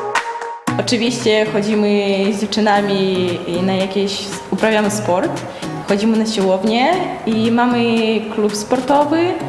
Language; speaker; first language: Polish; non-native, learner; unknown